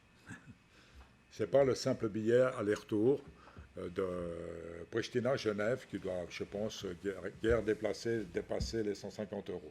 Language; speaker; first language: French; native; French